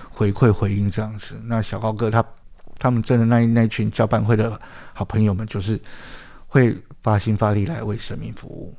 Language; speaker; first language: Chinese; native; Chinese